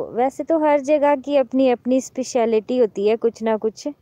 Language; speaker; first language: Hindi; native; Hindi